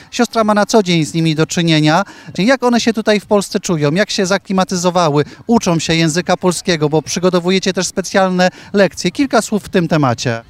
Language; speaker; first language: Polish; native; Polish